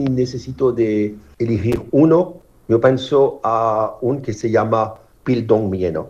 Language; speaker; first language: Spanish; non-native, learner; French